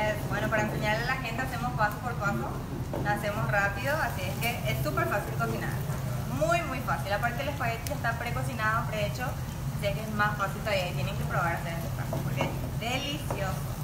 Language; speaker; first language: Spanish; native; Spanish